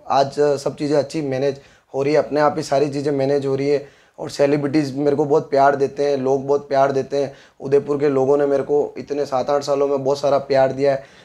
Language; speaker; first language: Hindi; native; Hindi